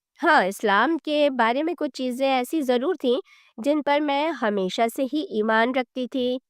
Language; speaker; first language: Urdu; native; Urdu